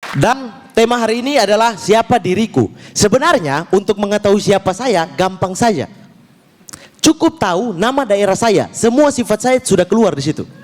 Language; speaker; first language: Indonesian; native; Indonesian